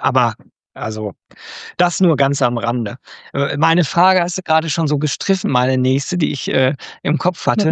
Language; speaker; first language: German; native; German